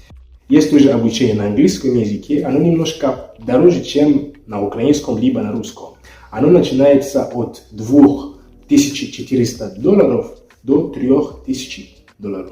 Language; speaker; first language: Russian; non-native, fluent; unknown